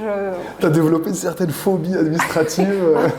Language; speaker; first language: French; native; French